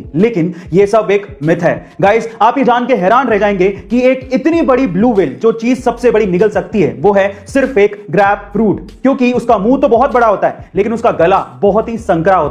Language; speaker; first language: Hindi; native; Hindi